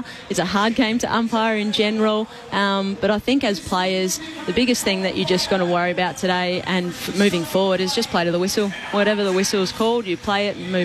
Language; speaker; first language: English; native; English